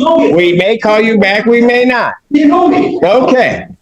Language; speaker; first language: English; native; English